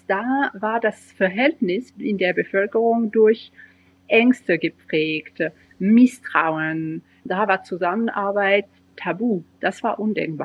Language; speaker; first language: German; non-native, fluent; French